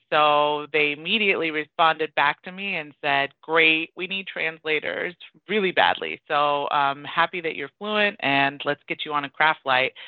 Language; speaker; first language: English; early bilingual, other home language; Persian